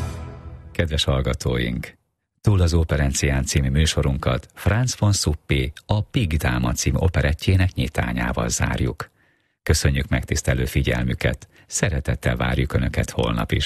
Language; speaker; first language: Hungarian; native; Hungarian